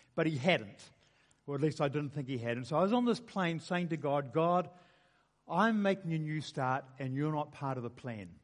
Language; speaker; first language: English; native; English